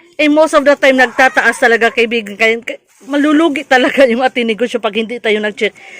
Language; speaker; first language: Filipino; non-native, local second language; Cebuano